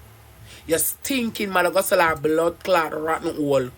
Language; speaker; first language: English; non-native, local second language; Jamaican Creole English